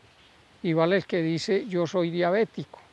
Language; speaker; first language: Spanish; native; Spanish